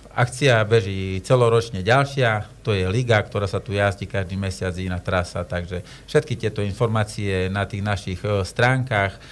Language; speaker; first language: Slovak; native; Slovak